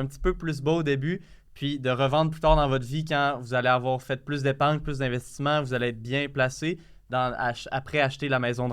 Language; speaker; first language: French; native; French